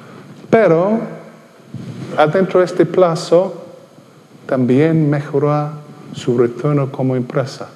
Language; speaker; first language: Spanish; non-native, fluent; English